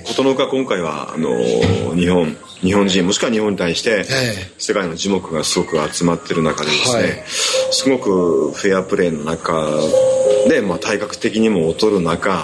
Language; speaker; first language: Japanese; native; Japanese